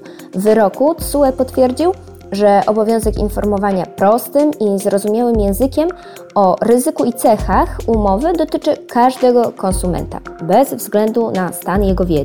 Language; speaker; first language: Polish; native; Polish